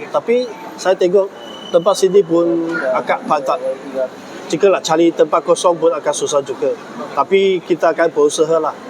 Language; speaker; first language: Malay; non-native, local second language; Chinese